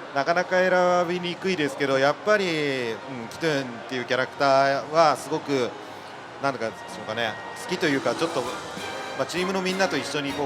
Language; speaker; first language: Japanese; native; Japanese